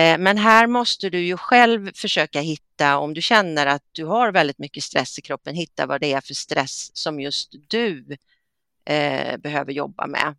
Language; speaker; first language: Swedish; native; Swedish